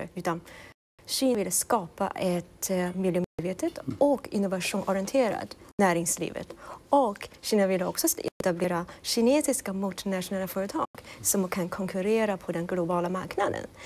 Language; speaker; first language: Swedish; non-native, fluent; Chinese